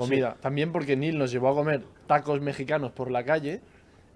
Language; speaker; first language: Spanish; native; Spanish